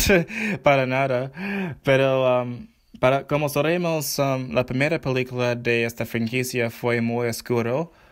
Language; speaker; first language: Spanish; non-native, learner; English